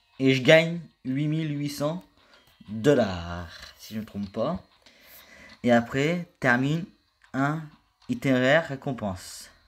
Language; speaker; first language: French; native; French